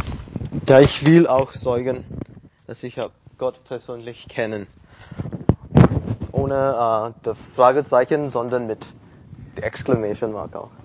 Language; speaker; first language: German; non-native, learner; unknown